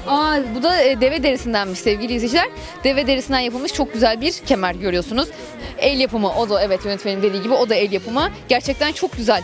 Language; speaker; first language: Turkish; native; Turkish